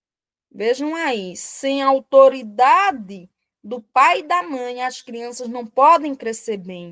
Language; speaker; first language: Portuguese; native; Portuguese